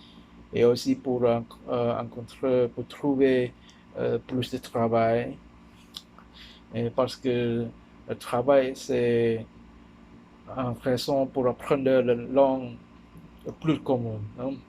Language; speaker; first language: French; non-native, learner; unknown